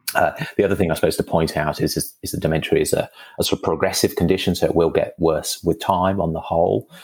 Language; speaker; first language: English; native; English